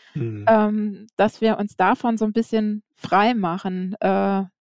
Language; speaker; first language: German; native; German